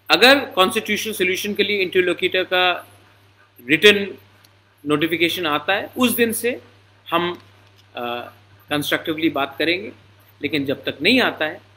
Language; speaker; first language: Hindi; non-native, local second language; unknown